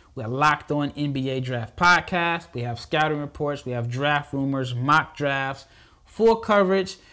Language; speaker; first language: English; native; English